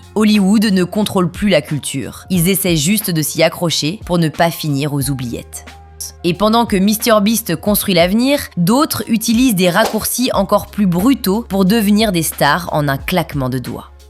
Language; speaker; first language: French; native; French